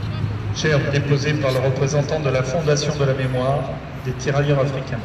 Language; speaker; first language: French; native; French